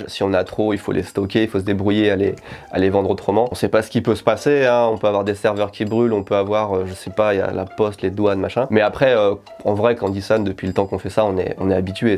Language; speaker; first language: French; native; French